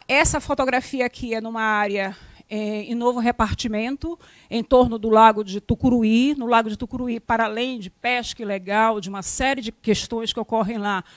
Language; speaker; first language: Portuguese; native; Portuguese